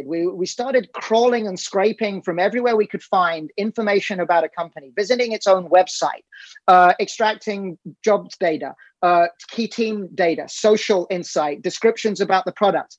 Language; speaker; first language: English; native; English